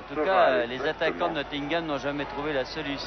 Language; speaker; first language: French; native; French